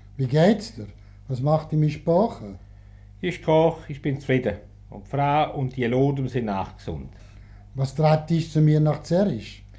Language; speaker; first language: German; native; German